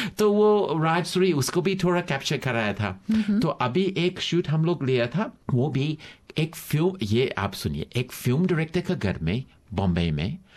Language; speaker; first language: Hindi; non-native, fluent; English